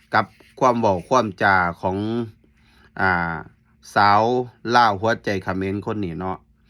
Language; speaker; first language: Thai; native; Thai